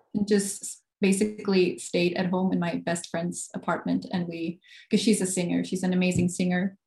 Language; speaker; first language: English; non-native, fluent; Swedish